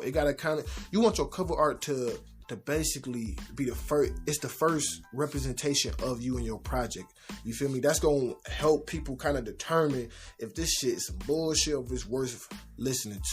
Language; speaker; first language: English; native; English